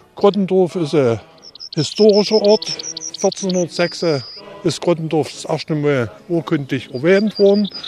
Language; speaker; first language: German; native; German